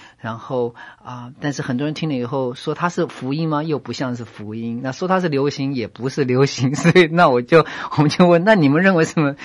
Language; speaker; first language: Chinese; native; Chinese